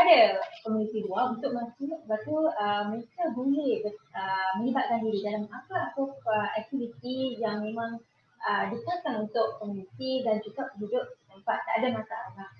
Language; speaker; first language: Malay; native; Malay